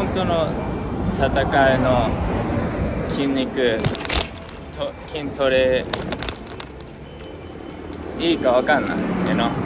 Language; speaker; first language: Japanese; non-native, learner; English